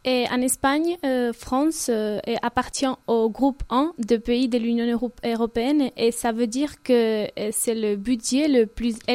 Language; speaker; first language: French; non-native, fluent; Spanish